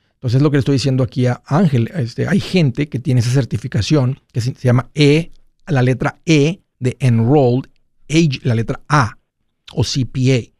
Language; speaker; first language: Spanish; native; Spanish